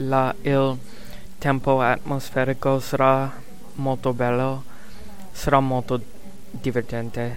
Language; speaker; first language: Italian; non-native, learner; English